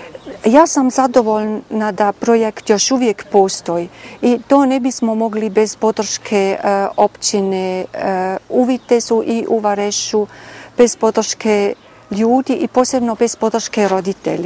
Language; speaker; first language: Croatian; non-native, fluent; German